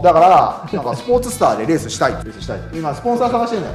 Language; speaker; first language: Japanese; native; Japanese